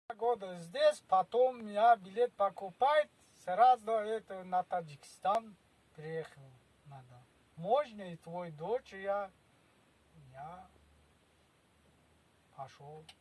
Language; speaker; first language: Russian; non-native, learner; Tajik